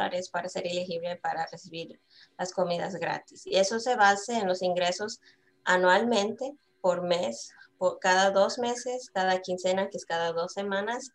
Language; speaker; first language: Spanish; early bilingual, heritage; Spanish